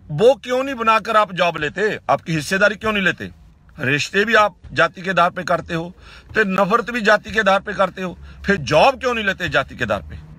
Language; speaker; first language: Hindi; non-native, local second language; Punjabi